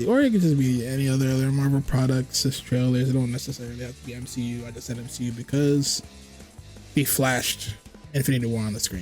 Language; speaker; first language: English; native; English